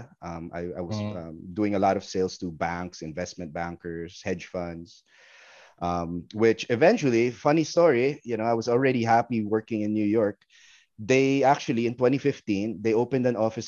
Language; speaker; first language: English; non-native, local second language; Filipino